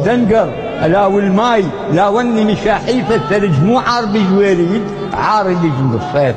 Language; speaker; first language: Arabic; native; Arabic